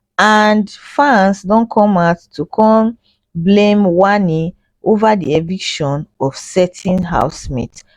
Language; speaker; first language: Nigerian Pidgin; native; Nigerian Pidgin